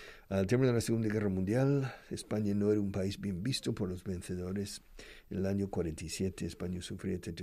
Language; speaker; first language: Spanish; non-native, fluent; English